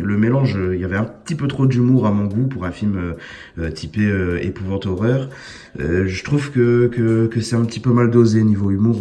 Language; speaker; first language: French; native; French